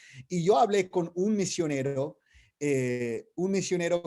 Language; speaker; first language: Spanish; non-native, fluent; English